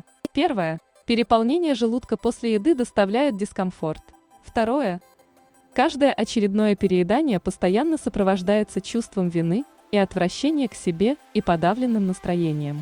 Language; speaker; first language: Russian; native; Russian